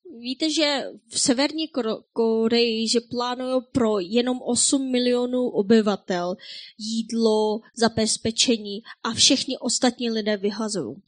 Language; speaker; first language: Czech; non-native, fluent; Korean